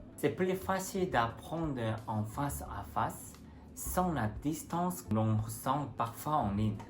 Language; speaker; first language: French; non-native, fluent; Korean